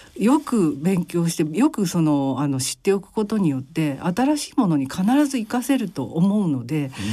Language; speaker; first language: Japanese; native; Japanese